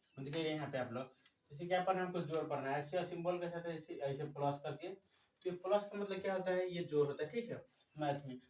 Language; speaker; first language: Hindi; native; Hindi